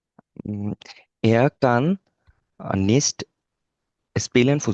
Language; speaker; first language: German; non-native, learner; Bangla